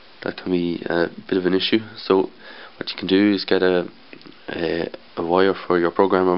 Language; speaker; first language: English; native; English